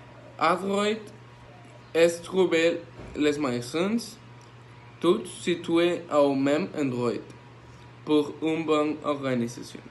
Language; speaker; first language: French; non-native, learner; Spanish